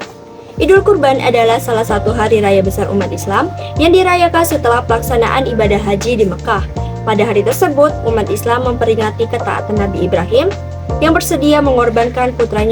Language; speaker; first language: Indonesian; native; Indonesian